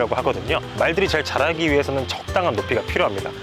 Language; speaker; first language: Korean; native; Korean